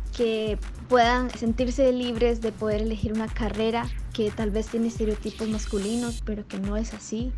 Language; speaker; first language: Spanish; native; Spanish